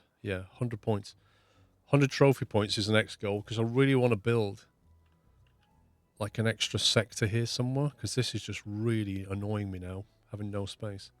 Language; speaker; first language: English; native; English